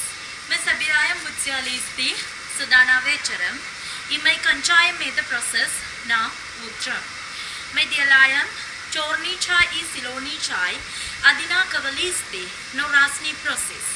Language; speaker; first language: Russian; non-native, learner; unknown